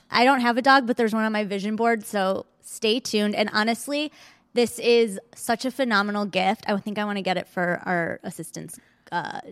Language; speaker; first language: English; native; English